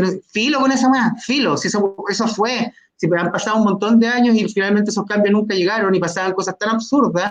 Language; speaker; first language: Spanish; native; Spanish